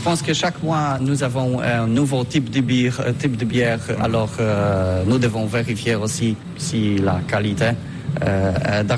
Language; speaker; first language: French; non-native, learner; Polish